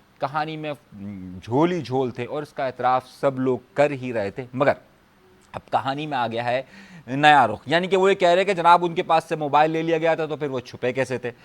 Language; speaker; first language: Urdu; native; Urdu